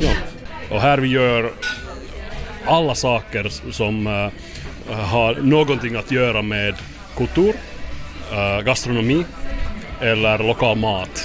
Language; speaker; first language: Swedish; non-native, local second language; Finnish